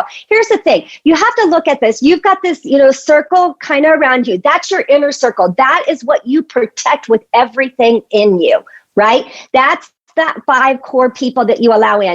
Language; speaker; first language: English; native; English